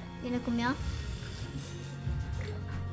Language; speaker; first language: French; early bilingual, heritage; French